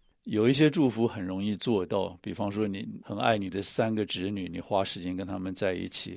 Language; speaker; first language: Chinese; native; Chinese